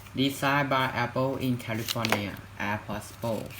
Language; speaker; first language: English; non-native, learner; Thai